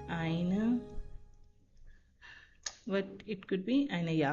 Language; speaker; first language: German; non-native, fluent; Hindi